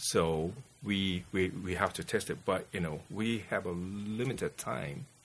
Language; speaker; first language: English; non-native, fluent; Japanese